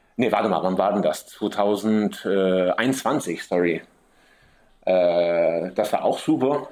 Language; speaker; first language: German; early bilingual, heritage; German